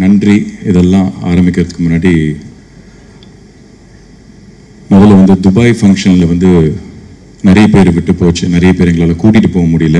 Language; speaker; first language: Tamil; native; Tamil